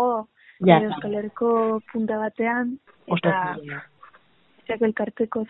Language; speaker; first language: Basque; non-native, local second language; Spanish